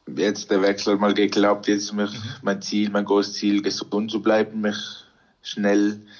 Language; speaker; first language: German; native; German